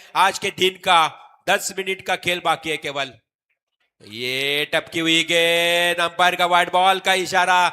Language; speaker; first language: Hindi; non-native, local second language; Marathi